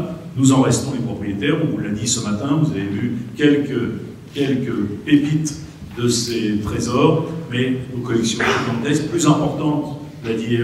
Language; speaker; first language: French; native; French